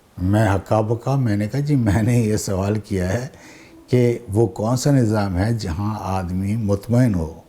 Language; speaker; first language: Urdu; non-native, local second language; Saraiki